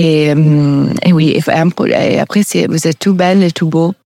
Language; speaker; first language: French; non-native, learner; Italian